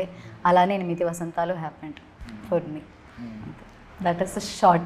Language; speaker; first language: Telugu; non-native, learner; Malayalam